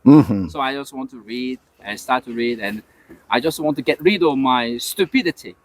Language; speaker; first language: English; non-native, learner; Korean